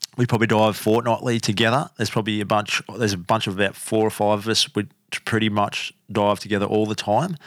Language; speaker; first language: English; native; English